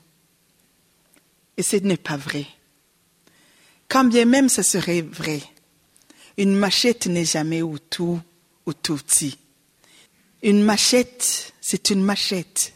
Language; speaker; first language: French; non-native, local second language; Rundi